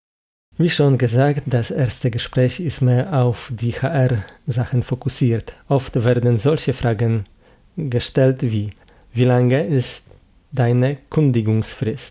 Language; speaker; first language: German; non-native, fluent; Polish